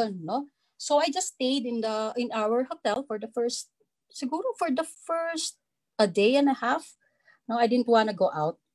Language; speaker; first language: English; non-native, local second language; Filipino